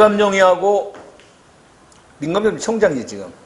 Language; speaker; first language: Korean; native; Korean